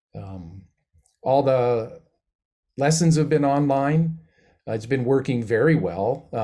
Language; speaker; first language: English; native; English